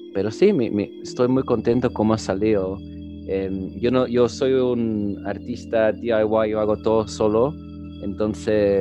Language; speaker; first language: Spanish; early bilingual, heritage; English